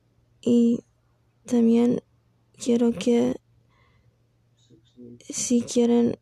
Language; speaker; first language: Spanish; non-native, learner; English